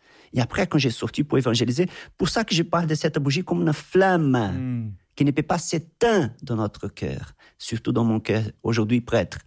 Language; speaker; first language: French; non-native, fluent; Portuguese